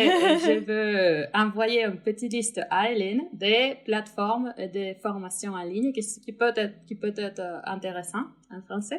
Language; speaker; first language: French; non-native, fluent; Spanish